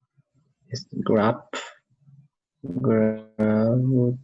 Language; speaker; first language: English; non-native, learner; Spanish